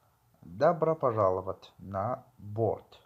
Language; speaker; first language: Russian; non-native, local second language; Tajik